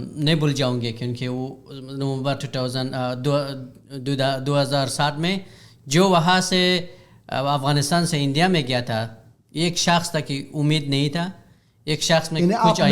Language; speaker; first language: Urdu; non-native, learner; Hazaragi